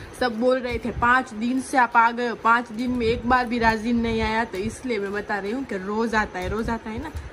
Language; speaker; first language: Hindi; native; Hindi